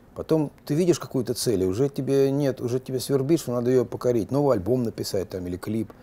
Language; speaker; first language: Russian; native; Russian